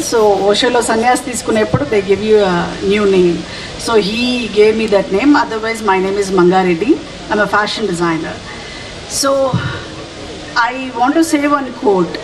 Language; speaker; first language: Telugu; native; Telugu